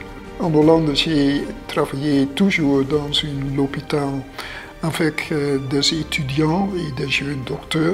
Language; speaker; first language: French; non-native, fluent; Dutch